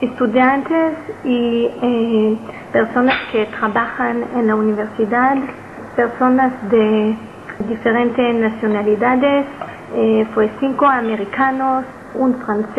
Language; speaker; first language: Spanish; non-native, learner; Hebrew